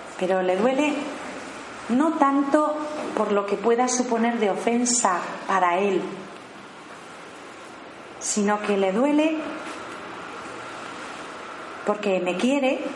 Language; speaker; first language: Spanish; native; Spanish